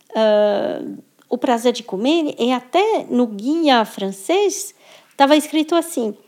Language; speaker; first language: Portuguese; non-native, fluent; French